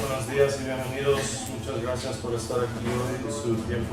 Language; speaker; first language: Spanish; early bilingual, heritage; Spanish